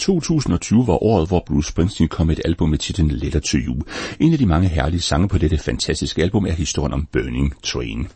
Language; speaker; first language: Danish; native; Danish